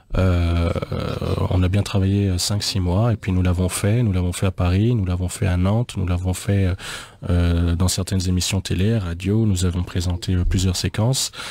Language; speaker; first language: French; native; French